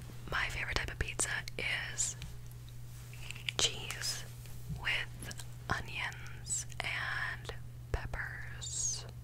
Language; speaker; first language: English; native; English